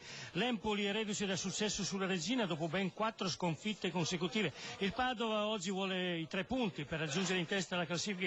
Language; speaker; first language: Italian; native; Italian